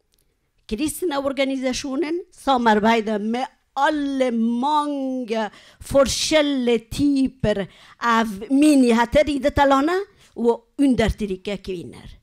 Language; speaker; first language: Norwegian; non-native, learner; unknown